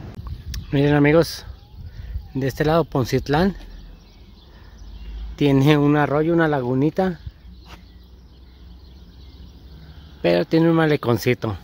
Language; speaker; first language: Spanish; native; Spanish